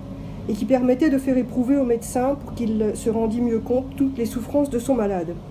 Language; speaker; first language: French; native; French